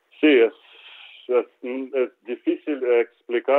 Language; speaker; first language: Spanish; non-native, learner; Ukrainian